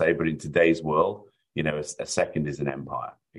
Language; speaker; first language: English; native; English